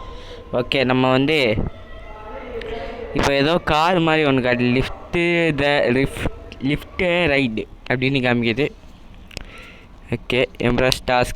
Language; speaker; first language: Tamil; native; Tamil